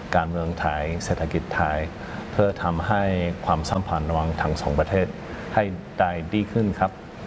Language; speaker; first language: Thai; non-native, fluent; English